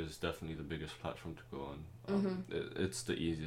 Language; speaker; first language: English; non-native, local second language; German